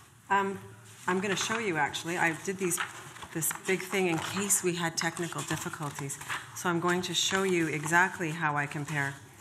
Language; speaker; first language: English; native; English